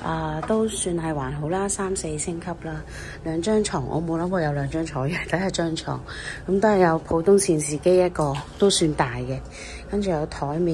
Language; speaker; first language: Cantonese; native; Cantonese